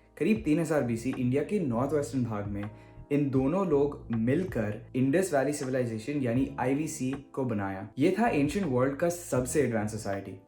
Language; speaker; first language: Hindi; early bilingual, heritage; Hindi